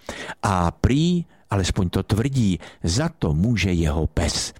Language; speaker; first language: Czech; native; Czech